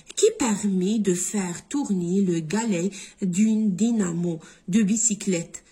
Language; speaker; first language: French; non-native, local second language; Arabic